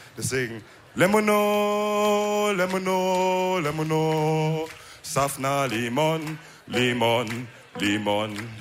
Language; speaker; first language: German; early bilingual, other home language; Wolof